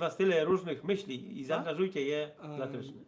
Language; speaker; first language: Polish; native; Polish